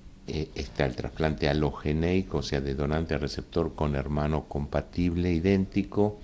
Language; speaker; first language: Spanish; native; Spanish